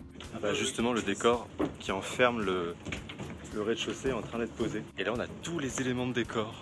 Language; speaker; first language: French; native; French